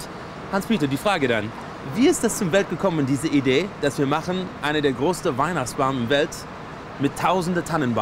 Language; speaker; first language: German; non-native, learner; English